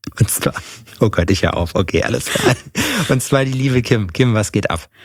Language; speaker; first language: German; native; German